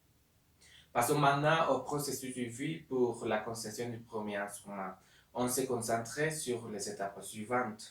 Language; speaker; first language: French; non-native, learner; Spanish